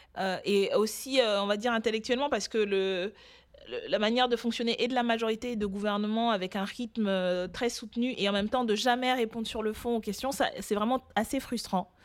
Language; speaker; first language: French; early bilingual, other home language; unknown